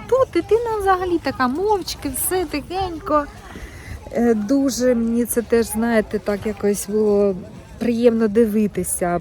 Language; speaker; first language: Ukrainian; native; Ukrainian